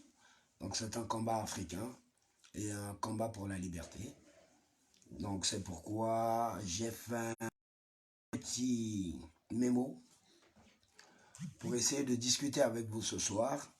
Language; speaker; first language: French; non-native, local second language; Lingala